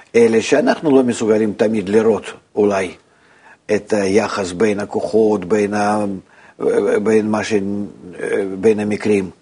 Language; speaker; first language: Hebrew; non-native, fluent; Russian